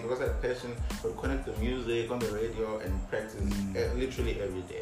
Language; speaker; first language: English; non-native, local second language; Zulu